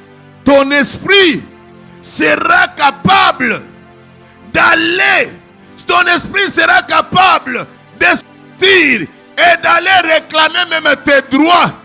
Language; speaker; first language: French; non-native, local second language; Lingala